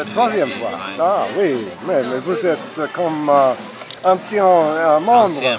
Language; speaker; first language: French; non-native, learner; English